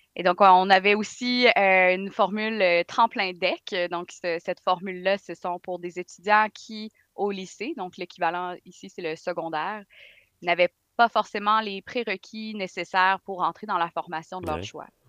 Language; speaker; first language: French; native; French